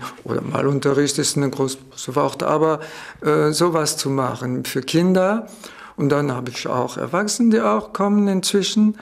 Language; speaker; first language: German; non-native, fluent; French